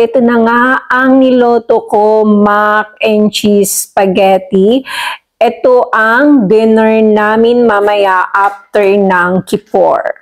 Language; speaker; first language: Filipino; native; Filipino